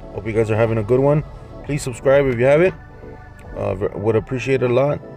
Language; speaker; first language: English; early bilingual, other home language; Spanish